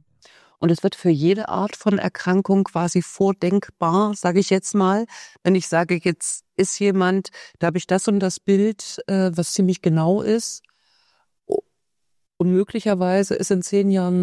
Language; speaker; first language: German; native; German